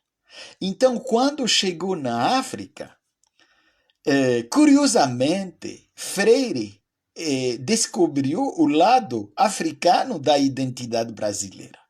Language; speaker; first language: Portuguese; non-native, fluent; French